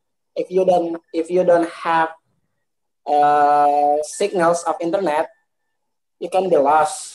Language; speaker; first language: English; non-native, learner; Indonesian